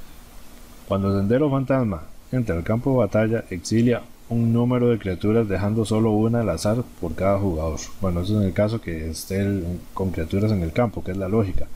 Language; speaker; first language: Spanish; native; Spanish